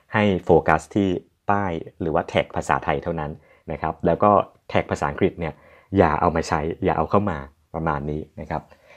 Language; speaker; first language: Thai; native; Thai